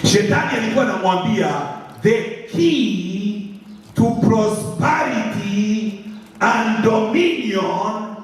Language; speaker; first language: English; non-native, local second language; Swahili